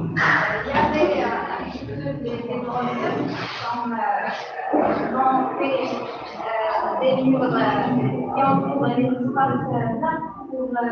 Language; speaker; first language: French; non-native, local second language; Arabic